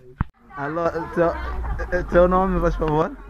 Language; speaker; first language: Portuguese; non-native, local second language; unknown